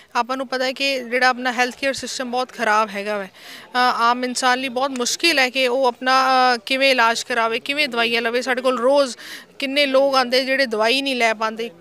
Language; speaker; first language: Punjabi; native; Punjabi